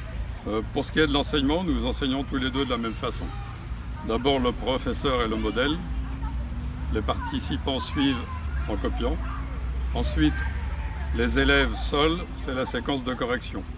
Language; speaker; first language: French; native; French